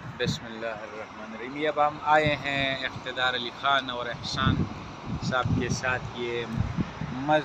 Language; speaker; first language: Urdu; non-native, local second language; Pashto